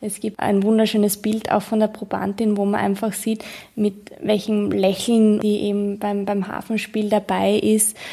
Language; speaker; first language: German; native; German